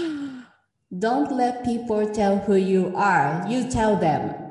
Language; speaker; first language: English; non-native, fluent; Japanese